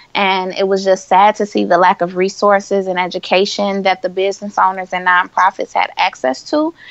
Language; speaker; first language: English; native; English